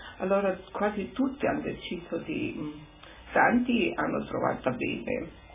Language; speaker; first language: Italian; non-native, local second language; German